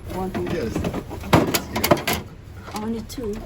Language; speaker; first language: English; non-native, learner; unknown